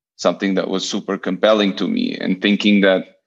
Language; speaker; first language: English; non-native, fluent; Portuguese